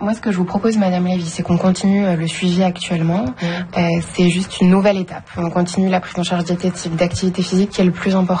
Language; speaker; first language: French; native; French